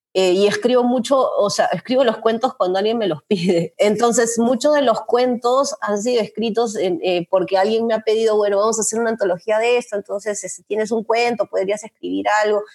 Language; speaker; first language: Spanish; native; Spanish